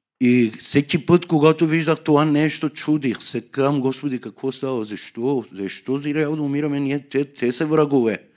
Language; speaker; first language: Bulgarian; non-native, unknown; Persian